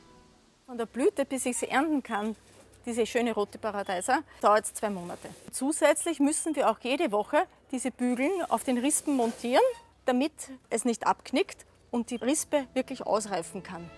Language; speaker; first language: German; native; German